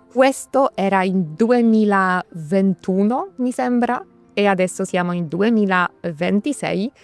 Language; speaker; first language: Italian; non-native, fluent; Polish